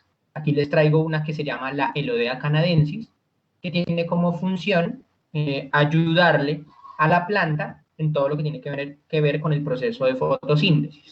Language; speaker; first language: Spanish; native; Spanish